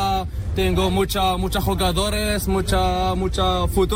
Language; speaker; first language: Spanish; non-native, learner; Arabic